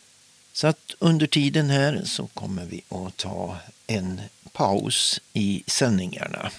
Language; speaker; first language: Swedish; native; Swedish